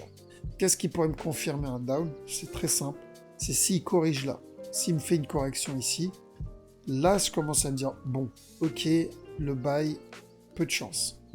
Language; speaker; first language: French; native; French